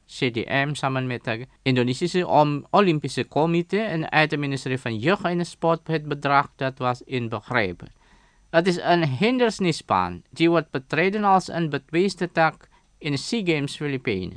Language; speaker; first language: Dutch; non-native, fluent; Indonesian